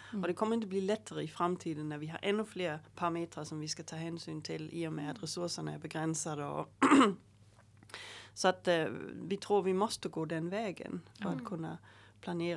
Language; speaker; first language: Swedish; native; Swedish